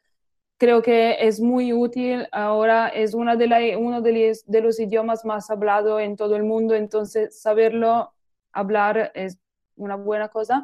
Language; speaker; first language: Spanish; non-native, learner; Italian